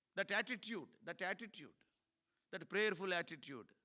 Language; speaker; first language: English; non-native, local second language; Telugu